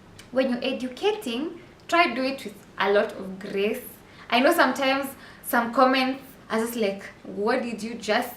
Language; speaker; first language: English; non-native, local second language; Swahili